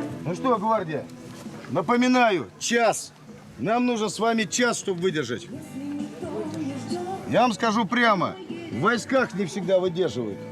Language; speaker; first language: Russian; native; Russian